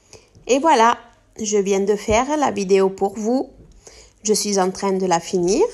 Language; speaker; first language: French; non-native, fluent; Italian